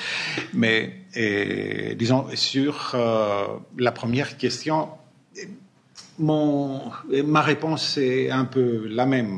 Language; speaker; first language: French; non-native, fluent; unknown